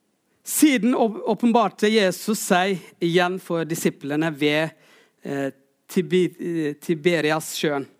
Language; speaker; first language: Norwegian; non-native, fluent; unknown